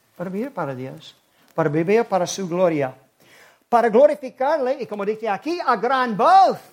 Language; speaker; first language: Spanish; non-native, fluent; English